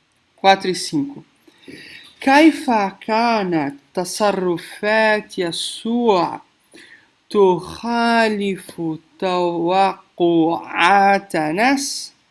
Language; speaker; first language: Arabic; non-native, fluent; Portuguese